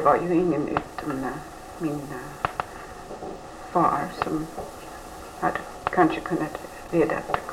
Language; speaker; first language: Swedish; early bilingual, heritage; Swedish